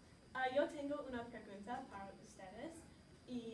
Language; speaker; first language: Spanish; non-native, learner; English